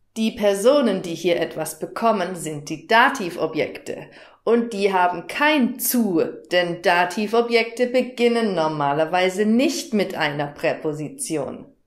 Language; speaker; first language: German; native; German